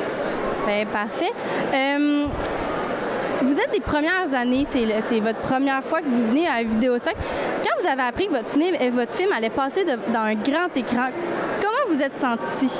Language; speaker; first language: French; native; French